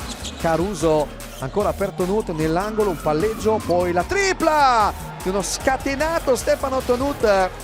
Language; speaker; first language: Italian; native; Italian